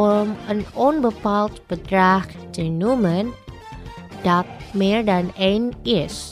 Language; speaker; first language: Dutch; non-native, fluent; Indonesian